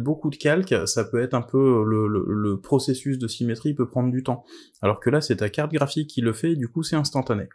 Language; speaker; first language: French; native; French